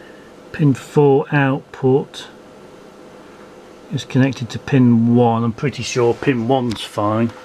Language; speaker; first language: English; native; English